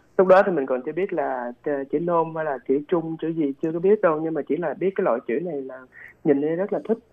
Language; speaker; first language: Vietnamese; early bilingual, other home language; Khmer